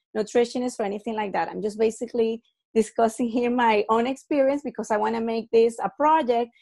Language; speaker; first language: English; non-native, fluent; Spanish